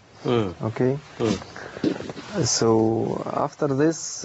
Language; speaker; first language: English; non-native, learner; Russian